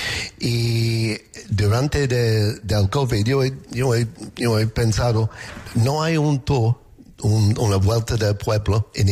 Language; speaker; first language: Spanish; non-native, learner; English